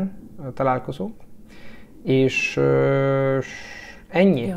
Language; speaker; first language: Hungarian; non-native, learner; Italian